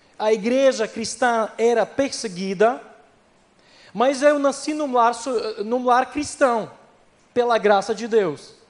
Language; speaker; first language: Portuguese; non-native, fluent; Ukrainian